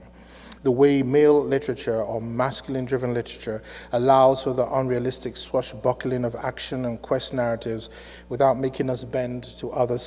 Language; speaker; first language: English; native; English